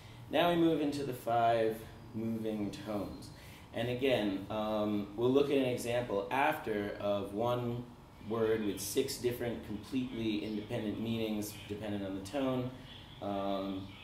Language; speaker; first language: English; native; English